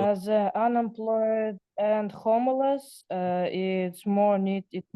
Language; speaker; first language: English; non-native, learner; Russian